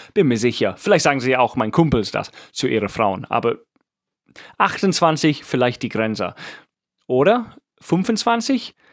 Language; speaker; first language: German; non-native, fluent; English